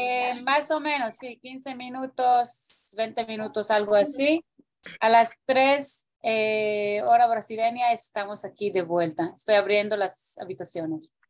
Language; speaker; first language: Spanish; non-native, fluent; Portuguese